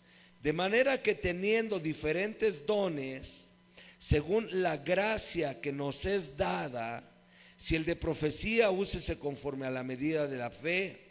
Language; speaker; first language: Spanish; native; Spanish